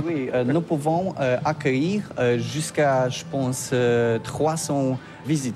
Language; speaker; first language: French; non-native, learner; Polish